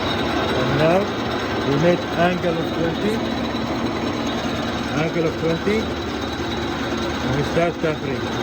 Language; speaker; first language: English; non-native, local second language; Arabic